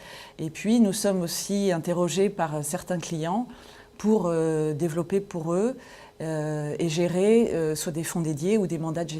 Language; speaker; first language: French; native; French